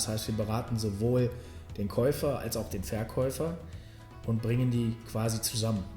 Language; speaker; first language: German; early bilingual, other home language; Serbian